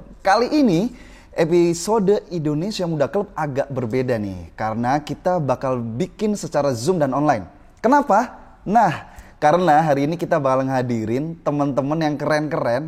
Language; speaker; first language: Indonesian; native; Indonesian